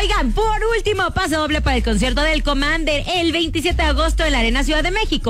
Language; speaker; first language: Spanish; native; Spanish